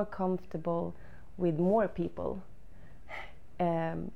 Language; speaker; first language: English; non-native, fluent; Swedish